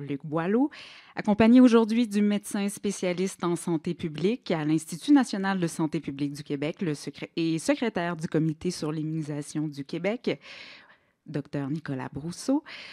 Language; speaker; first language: French; native; French